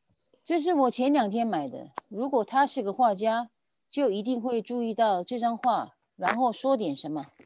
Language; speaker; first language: Chinese; non-native, learner; French